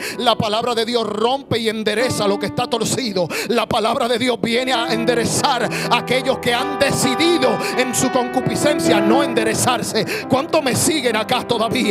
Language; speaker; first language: Spanish; native; Spanish